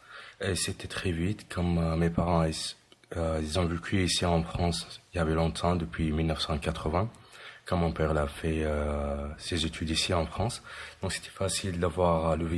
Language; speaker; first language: French; non-native, fluent; Arabic